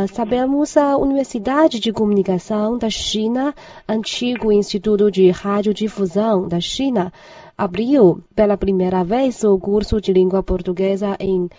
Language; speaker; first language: Portuguese; non-native, fluent; Chinese